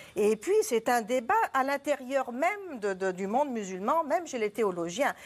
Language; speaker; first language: French; non-native, local second language; Arabic